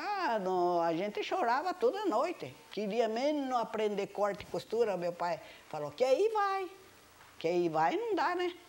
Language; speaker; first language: Portuguese; early bilingual, other home language; Japanese